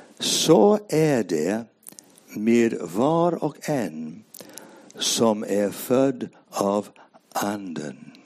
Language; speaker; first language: Swedish; non-native, fluent; English